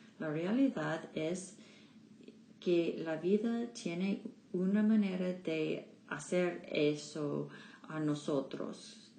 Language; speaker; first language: Spanish; non-native, learner; English